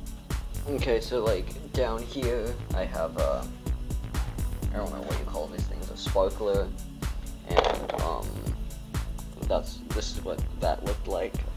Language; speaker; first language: English; native; English